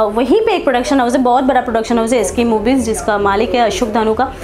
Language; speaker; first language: Hindi; non-native, local second language; Bangla